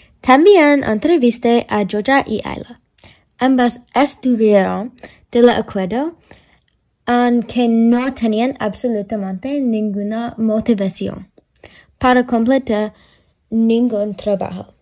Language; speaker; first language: Spanish; non-native, learner; English